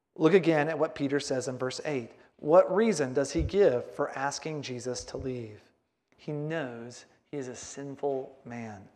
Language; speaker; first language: English; native; English